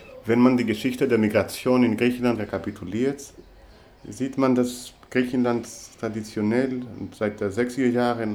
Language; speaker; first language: German; non-native, fluent; Greek